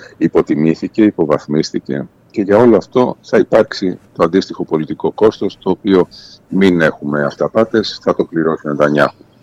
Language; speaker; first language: Greek; native; Greek